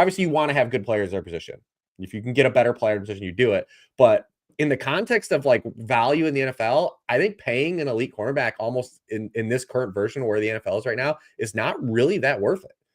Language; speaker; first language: English; native; English